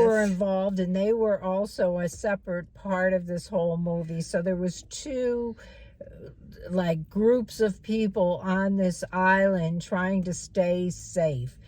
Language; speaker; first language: English; native; English